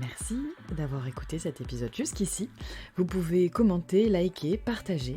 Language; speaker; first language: French; native; French